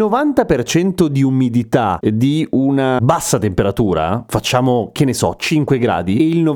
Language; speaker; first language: Italian; native; Italian